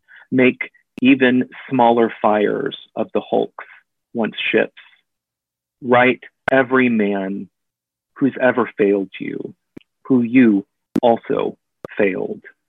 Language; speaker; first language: English; native; English